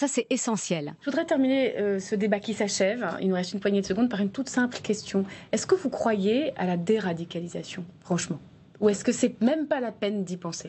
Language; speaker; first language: French; native; French